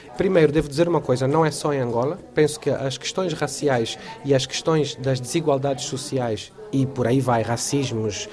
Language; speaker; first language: Portuguese; native; Portuguese